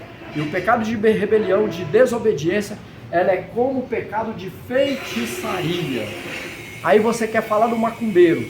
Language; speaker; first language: Portuguese; native; Portuguese